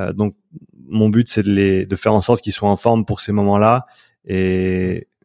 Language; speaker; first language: French; native; French